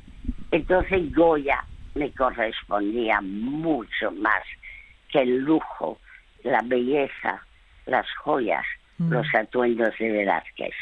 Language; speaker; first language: Spanish; early bilingual, other home language; French